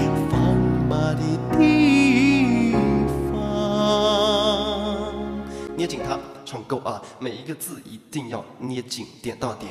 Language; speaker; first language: Chinese; native; Chinese